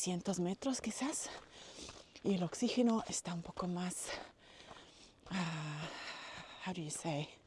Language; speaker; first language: Spanish; non-native, fluent; English